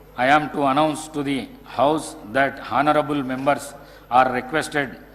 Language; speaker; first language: English; non-native, local second language; Telugu